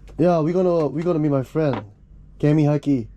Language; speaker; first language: English; non-native, learner; Korean